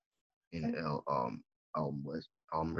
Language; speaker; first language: Spanish; non-native, learner; English